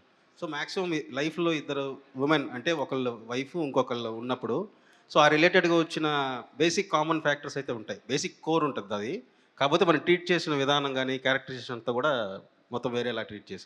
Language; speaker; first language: Telugu; native; Telugu